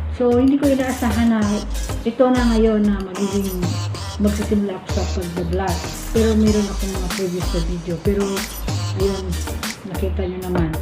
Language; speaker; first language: Filipino; non-native, local second language; Cebuano